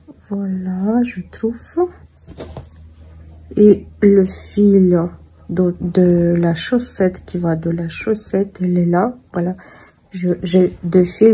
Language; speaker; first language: French; non-native, fluent; Russian